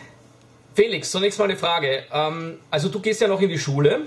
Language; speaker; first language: German; native; German